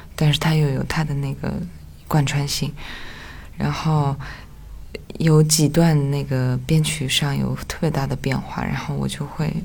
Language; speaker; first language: Chinese; non-native, local second language; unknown